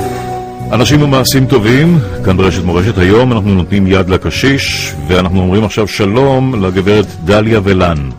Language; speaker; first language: Hebrew; native; Hebrew